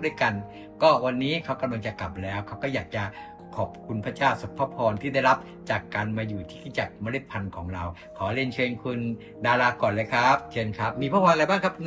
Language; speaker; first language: Thai; native; Thai